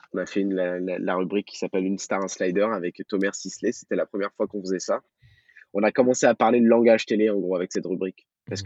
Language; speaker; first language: French; early bilingual, other home language; Arabic